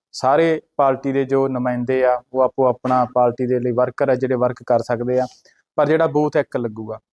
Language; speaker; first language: Punjabi; native; Punjabi